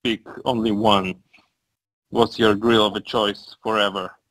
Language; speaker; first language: English; non-native, fluent; Polish